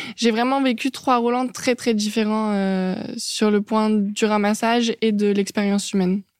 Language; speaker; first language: French; native; French